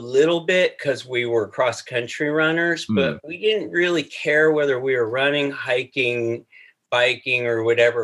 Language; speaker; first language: English; native; English